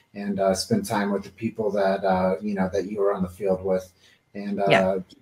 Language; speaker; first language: English; native; English